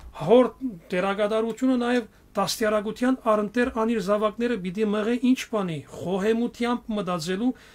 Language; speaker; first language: Armenian; native; Armenian